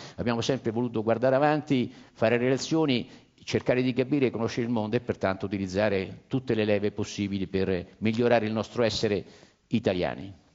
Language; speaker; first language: Italian; native; Italian